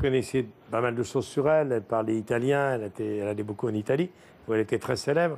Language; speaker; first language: French; native; French